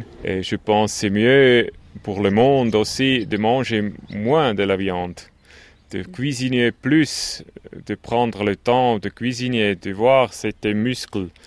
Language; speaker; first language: French; non-native, local second language; German